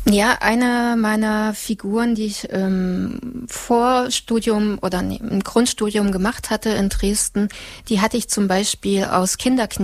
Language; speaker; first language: German; native; German